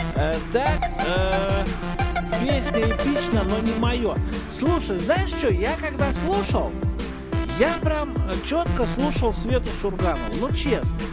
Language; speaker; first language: Russian; native; Russian